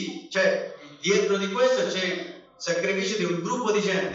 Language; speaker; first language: Italian; non-native, fluent; Bangla